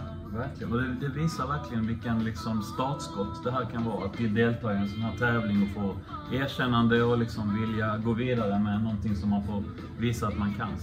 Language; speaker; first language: Swedish; native; Swedish